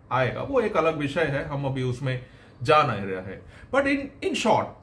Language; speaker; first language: Hindi; native; Hindi